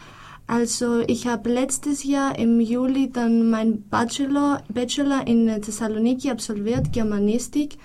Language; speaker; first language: German; non-native, fluent; Greek